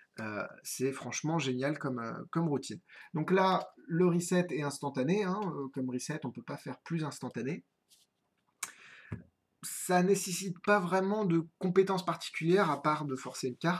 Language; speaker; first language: French; native; French